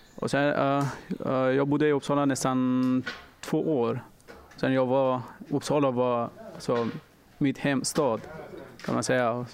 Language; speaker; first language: Swedish; non-native, learner; Persian